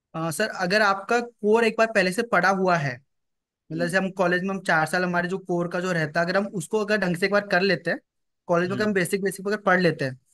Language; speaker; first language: Hindi; native; Hindi